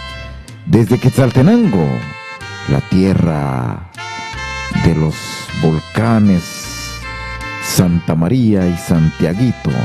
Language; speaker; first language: Spanish; native; Spanish